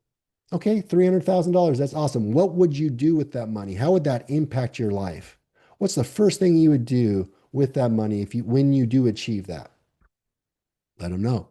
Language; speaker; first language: English; native; English